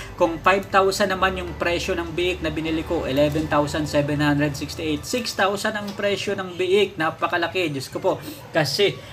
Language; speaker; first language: Filipino; non-native, local second language; Bikol